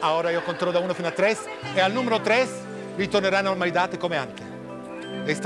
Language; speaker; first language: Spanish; non-native, learner; Italian